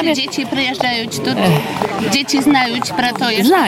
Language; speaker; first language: Polish; non-native, learner; Belarusian